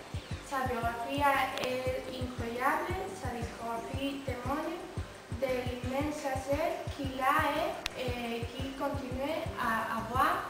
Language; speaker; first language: French; non-native, learner; Spanish